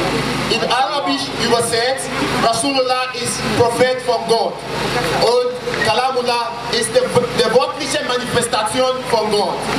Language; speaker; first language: German; non-native, fluent; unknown